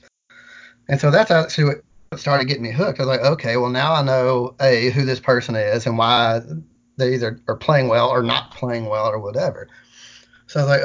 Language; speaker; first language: English; native; English